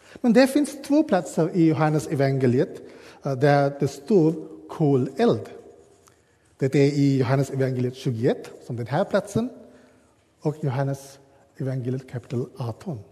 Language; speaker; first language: Swedish; non-native, learner; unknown